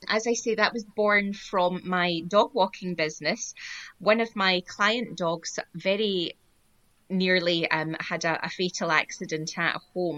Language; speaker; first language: English; native; English